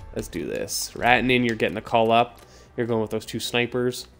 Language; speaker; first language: English; native; English